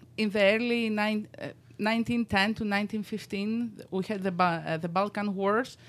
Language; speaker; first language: English; non-native, fluent; Greek